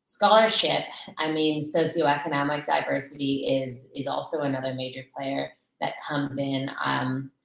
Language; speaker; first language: English; native; English